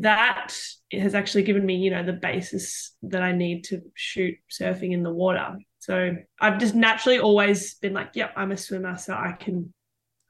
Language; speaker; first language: English; native; English